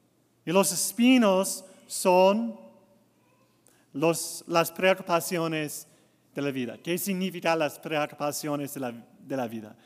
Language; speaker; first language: Spanish; non-native, learner; English